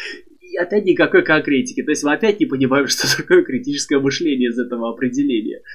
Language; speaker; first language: Russian; native; Russian